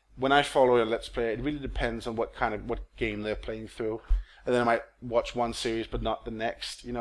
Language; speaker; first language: English; non-native, fluent; Danish